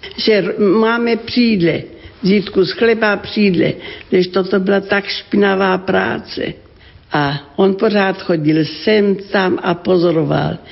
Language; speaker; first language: Czech; native; Czech